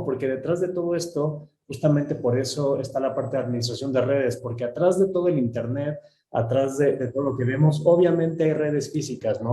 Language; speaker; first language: Spanish; native; Spanish